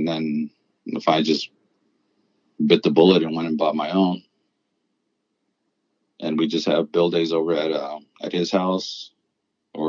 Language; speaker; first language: English; native; English